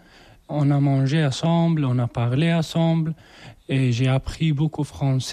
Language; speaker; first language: French; non-native, learner; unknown